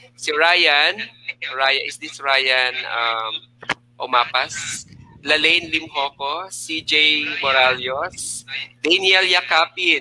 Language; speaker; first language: Filipino; non-native, local second language; Hiligaynon